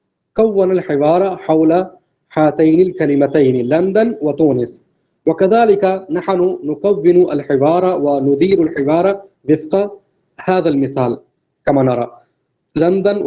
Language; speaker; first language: Arabic; non-native, fluent; Urdu